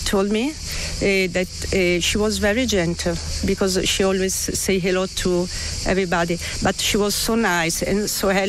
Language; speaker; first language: English; non-native, learner; Italian